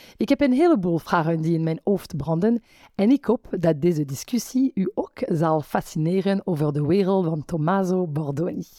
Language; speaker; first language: Dutch; non-native, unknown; French